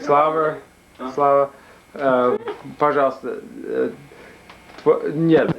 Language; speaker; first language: Russian; non-native, fluent; English